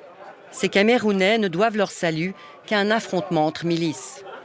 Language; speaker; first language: French; native; French